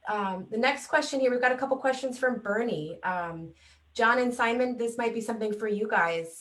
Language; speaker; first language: English; native; English